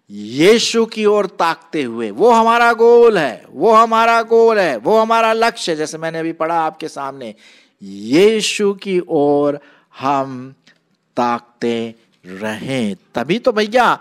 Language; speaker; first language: Hindi; non-native, local second language; Marathi